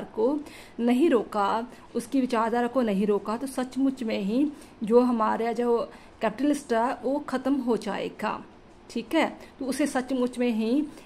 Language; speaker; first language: Hindi; non-native, local second language; Punjabi